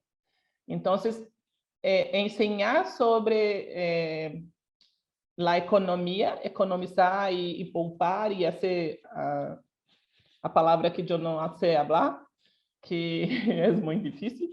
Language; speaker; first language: Spanish; non-native, local second language; Portuguese